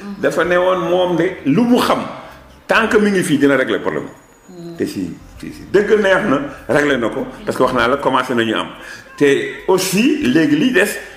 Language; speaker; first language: Wolof; non-native, local second language; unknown